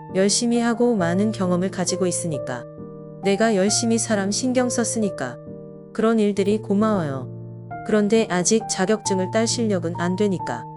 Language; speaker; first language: Korean; non-native, fluent; Vietnamese